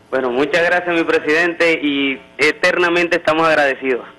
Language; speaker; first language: Spanish; native; Spanish